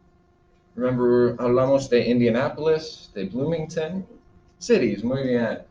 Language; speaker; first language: Spanish; non-native, fluent; English